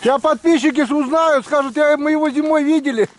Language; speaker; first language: Russian; native; Russian